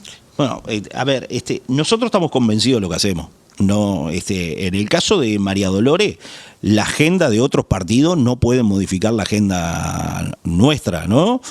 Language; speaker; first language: Spanish; native; Spanish